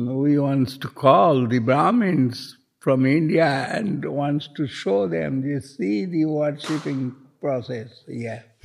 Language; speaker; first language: English; non-native, local second language; Bangla